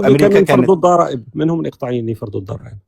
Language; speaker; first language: Arabic; native; Arabic